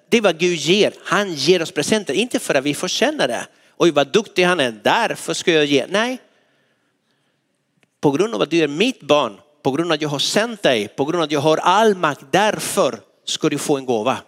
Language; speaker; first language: Swedish; non-native, fluent; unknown